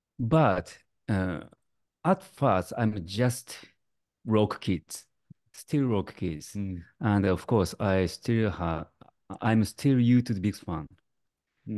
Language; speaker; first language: English; non-native, learner; Japanese